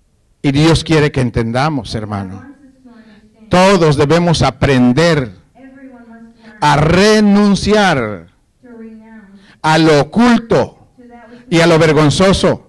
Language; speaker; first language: Spanish; native; Spanish